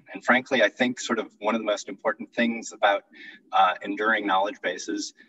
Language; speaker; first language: English; native; English